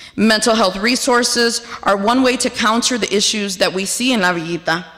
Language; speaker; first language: English; early bilingual, other home language; Spanish